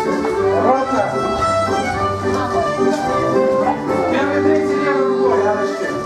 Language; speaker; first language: Russian; native; Russian